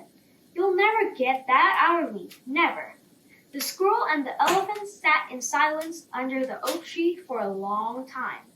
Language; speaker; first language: English; non-native, fluent; Korean